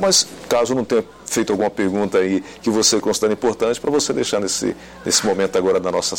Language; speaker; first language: Portuguese; native; Portuguese